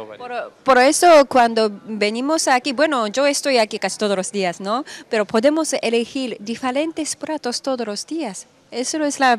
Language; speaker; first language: Spanish; non-native, fluent; Japanese